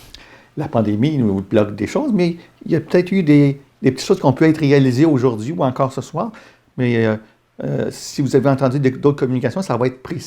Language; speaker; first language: French; native; French